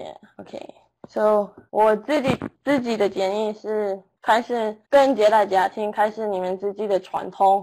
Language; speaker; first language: Chinese; non-native, learner; English